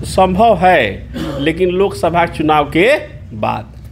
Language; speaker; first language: Hindi; native; Hindi